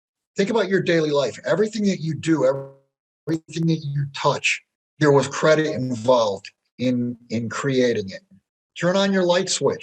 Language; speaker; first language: English; native; English